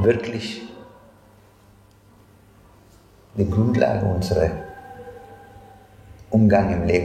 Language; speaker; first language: German; non-native, fluent; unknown